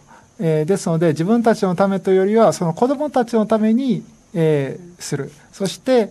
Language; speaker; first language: Japanese; native; Japanese